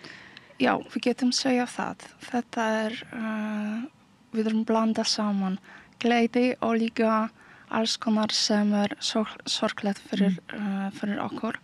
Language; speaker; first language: Icelandic; non-native, learner; Polish